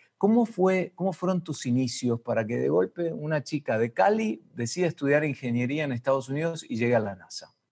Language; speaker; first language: Spanish; native; Spanish